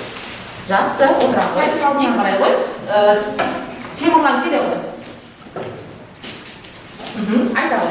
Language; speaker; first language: Kazakh; native; Kazakh